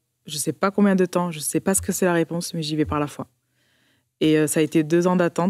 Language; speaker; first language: French; early bilingual, other home language; Portuguese